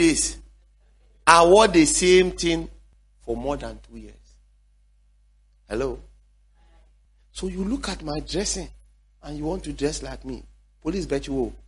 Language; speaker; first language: English; non-native, local second language; Akan